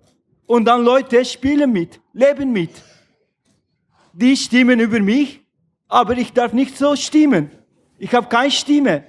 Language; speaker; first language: German; non-native, learner; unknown